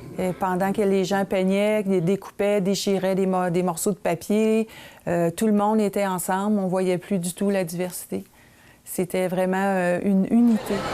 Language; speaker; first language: French; native; French